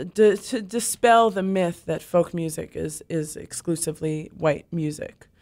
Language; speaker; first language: English; native; English